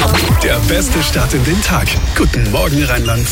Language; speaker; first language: German; native; German